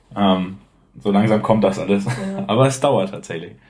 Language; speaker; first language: German; native; German